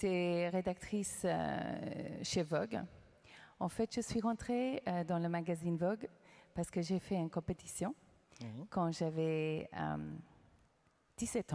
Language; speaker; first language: French; non-native, fluent; English